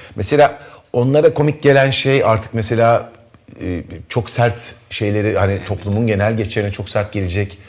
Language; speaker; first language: Turkish; native; Turkish